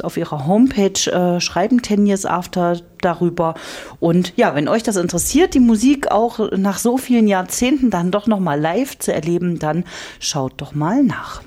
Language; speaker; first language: German; native; German